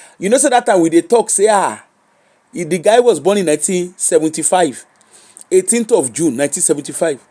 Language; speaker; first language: Nigerian Pidgin; non-native, local second language; Yoruba